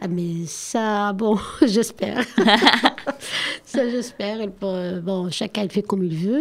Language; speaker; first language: French; non-native, learner; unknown